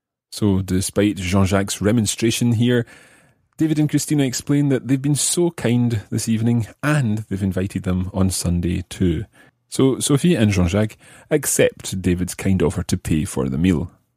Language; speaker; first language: English; native; English